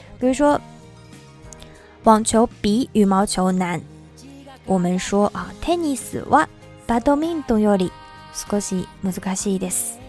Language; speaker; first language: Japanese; non-native, fluent; Chinese